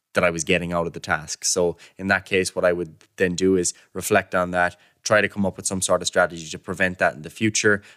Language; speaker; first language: English; native; English